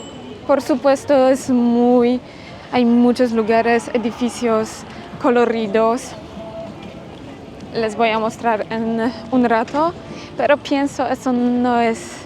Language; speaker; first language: Spanish; non-native, fluent; Polish